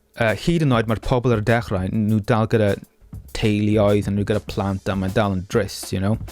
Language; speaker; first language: Welsh; non-native, local second language; English